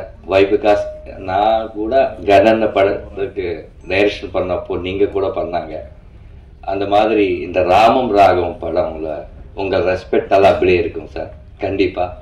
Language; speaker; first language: Tamil; non-native, learner; Telugu